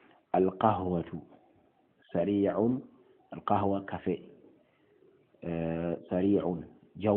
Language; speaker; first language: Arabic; non-native, fluent; Fula